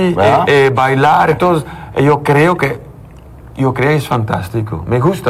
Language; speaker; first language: Spanish; non-native, learner; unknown